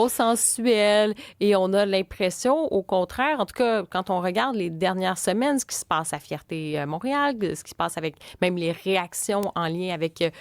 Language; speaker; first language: French; native; French